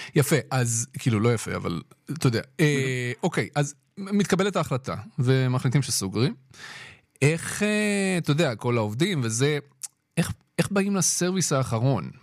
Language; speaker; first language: Hebrew; native; Hebrew